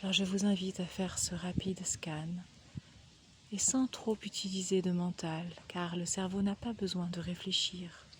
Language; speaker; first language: French; native; French